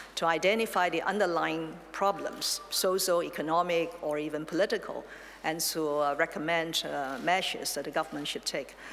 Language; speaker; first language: English; non-native, local second language; Chinese